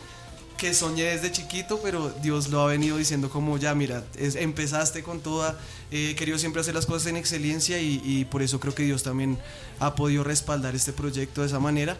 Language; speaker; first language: Spanish; native; Spanish